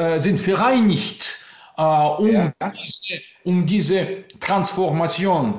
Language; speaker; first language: German; non-native, learner; Russian